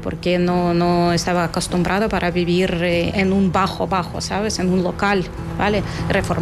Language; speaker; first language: Spanish; non-native, fluent; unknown